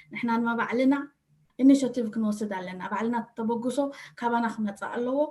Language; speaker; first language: Tigrinya; early bilingual, heritage; Tigrinya